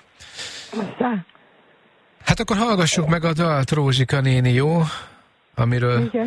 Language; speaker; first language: Hungarian; native; Hungarian